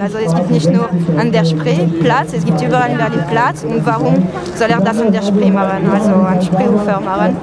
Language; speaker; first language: German; non-native, fluent; French